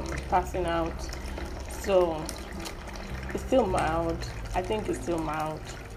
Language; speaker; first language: English; non-native, local second language; Yoruba